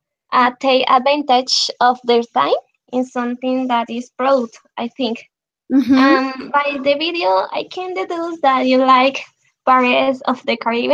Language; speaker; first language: English; non-native, learner; Spanish